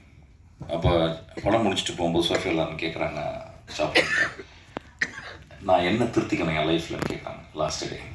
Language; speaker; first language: Tamil; native; Tamil